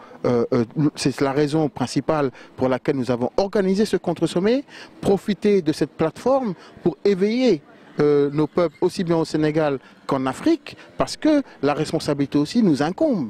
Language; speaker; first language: French; non-native, local second language; Wolof